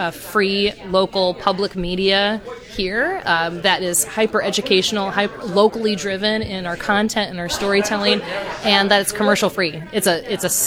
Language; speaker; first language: English; native; English